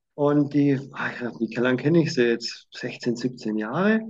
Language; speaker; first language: German; native; German